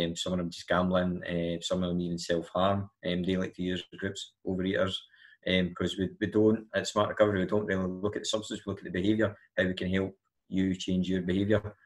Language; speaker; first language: English; native; English